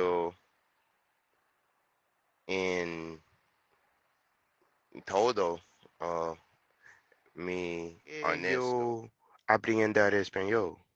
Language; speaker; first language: Spanish; non-native, learner; English